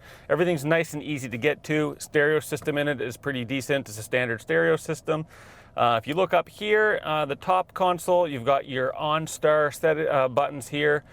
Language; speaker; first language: English; native; English